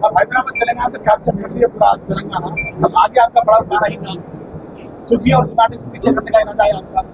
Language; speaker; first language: Hindi; non-native, local second language; Urdu